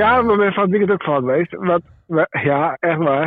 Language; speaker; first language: Dutch; native; Dutch